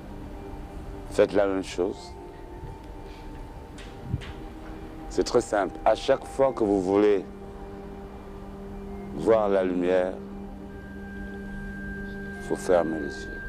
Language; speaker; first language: French; non-native, local second language; Wolof